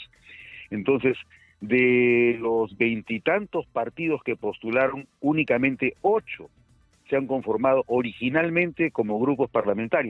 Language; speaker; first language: Spanish; native; Spanish